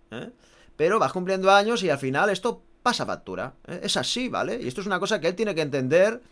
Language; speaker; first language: Spanish; native; Spanish